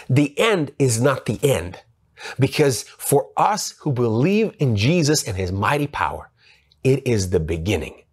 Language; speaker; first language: English; non-native, fluent; Ukrainian